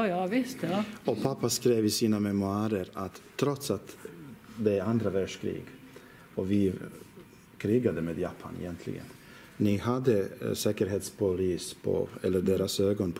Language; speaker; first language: Swedish; non-native, learner; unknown